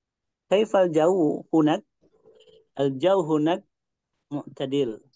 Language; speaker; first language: Arabic; non-native, learner; Indonesian